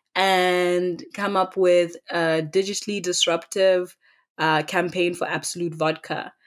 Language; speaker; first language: English; non-native, local second language; Tswana